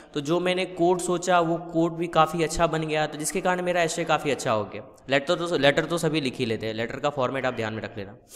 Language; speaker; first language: Hindi; native; Hindi